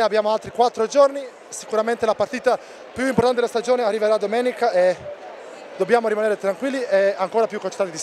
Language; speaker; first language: Italian; non-native, fluent; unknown